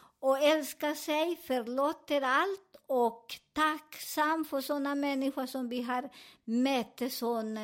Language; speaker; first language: Swedish; non-native, fluent; Spanish